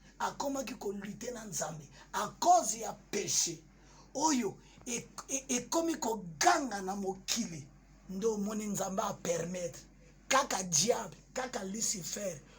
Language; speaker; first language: Lingala; native; Lingala